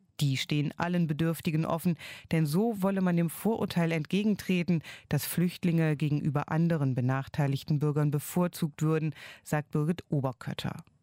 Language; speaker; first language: German; native; German